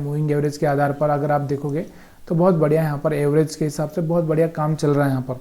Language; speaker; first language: Hindi; native; Hindi